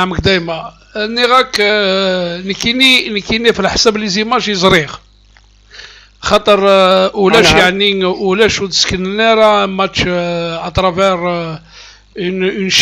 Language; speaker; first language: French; non-native, local second language; Kabyle